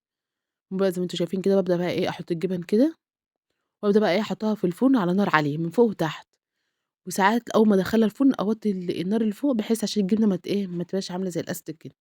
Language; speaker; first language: Arabic; native; Arabic